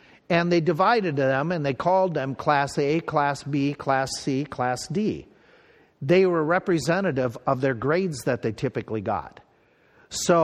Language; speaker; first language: English; native; English